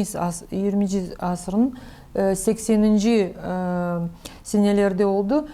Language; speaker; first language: Turkish; non-native, learner; Crimean Tatar